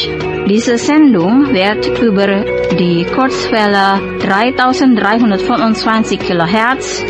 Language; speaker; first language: German; non-native, fluent; Indonesian